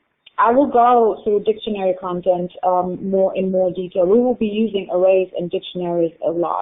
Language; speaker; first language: English; non-native, fluent; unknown